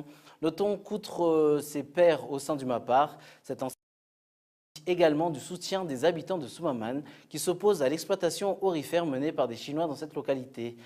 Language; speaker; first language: French; non-native, local second language; Malagasy